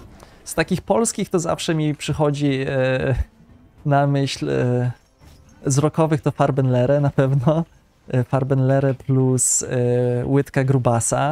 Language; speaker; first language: Polish; native; Polish